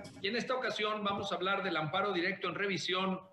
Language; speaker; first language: Spanish; native; Spanish